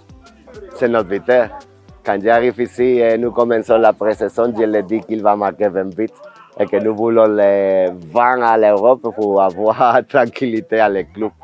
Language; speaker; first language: French; non-native, learner; Spanish